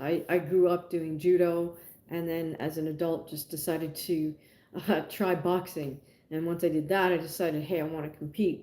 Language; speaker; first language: English; native; English